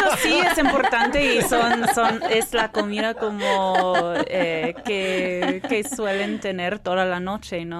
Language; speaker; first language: Spanish; non-native, fluent; English